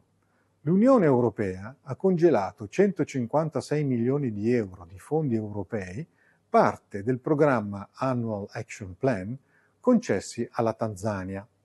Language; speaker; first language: Italian; native; Italian